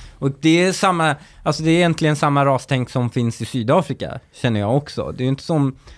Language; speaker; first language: Swedish; early bilingual, other home language; Persian